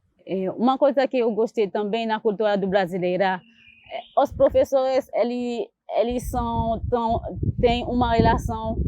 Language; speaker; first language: Portuguese; non-native, learner; Haitian Creole